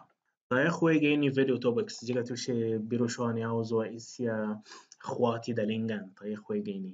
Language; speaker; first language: Chinese; non-native, fluent; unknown